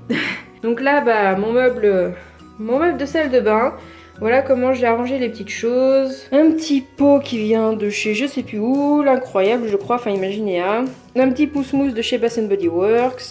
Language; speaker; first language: French; native; French